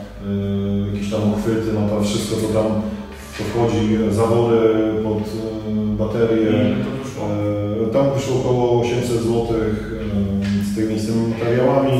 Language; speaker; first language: Polish; native; Polish